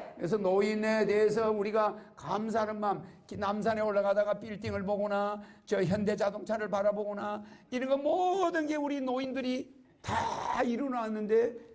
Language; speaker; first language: Korean; native; Korean